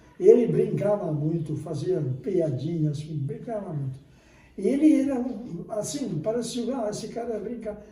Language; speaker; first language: Portuguese; non-native, fluent; Czech